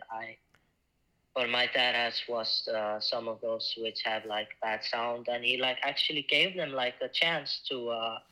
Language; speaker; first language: English; non-native, fluent; Icelandic